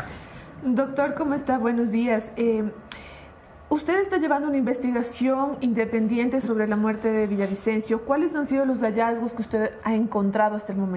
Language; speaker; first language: Spanish; native; Spanish